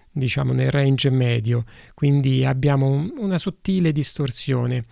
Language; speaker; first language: Italian; native; Italian